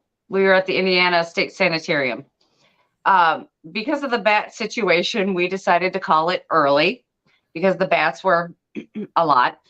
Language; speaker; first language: English; native; English